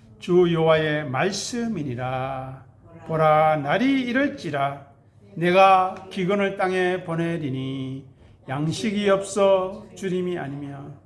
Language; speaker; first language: Korean; native; Korean